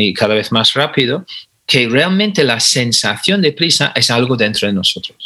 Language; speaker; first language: Spanish; non-native, fluent; English